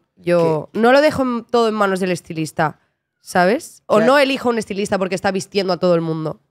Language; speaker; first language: Spanish; native; Spanish